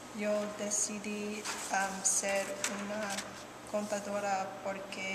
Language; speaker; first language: Spanish; non-native, learner; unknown